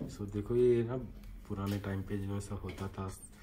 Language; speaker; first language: Russian; non-native, learner; Hindi